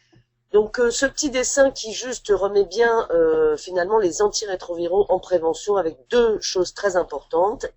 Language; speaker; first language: French; native; French